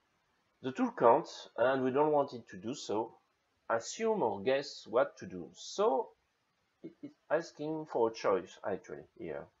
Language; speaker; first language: English; non-native, fluent; French